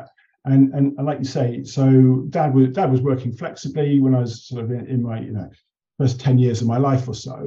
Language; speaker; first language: English; native; English